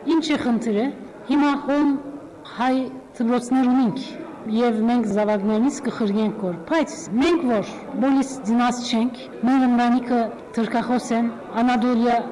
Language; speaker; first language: Armenian; non-native, local second language; Turkish